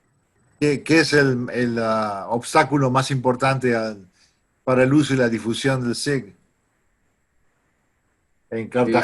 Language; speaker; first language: Spanish; non-native, fluent; English